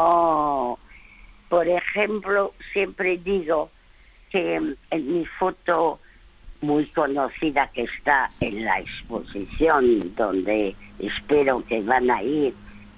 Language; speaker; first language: Spanish; early bilingual, other home language; French